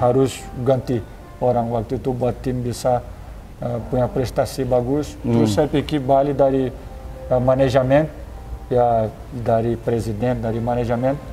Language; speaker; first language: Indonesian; non-native, fluent; Portuguese